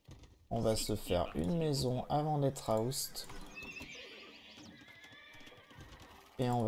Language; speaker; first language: French; native; French